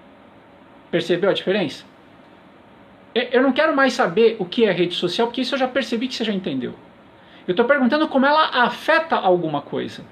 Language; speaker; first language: Portuguese; native; Portuguese